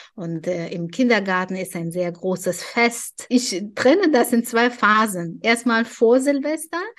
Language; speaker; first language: German; non-native, fluent; Tajik